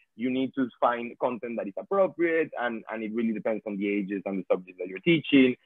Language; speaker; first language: English; non-native, fluent; Spanish